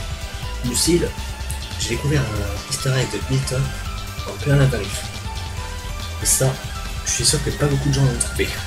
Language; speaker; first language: French; native; French